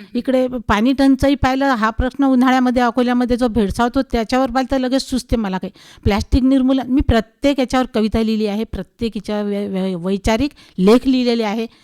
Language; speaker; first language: Marathi; non-native, local second language; Hindi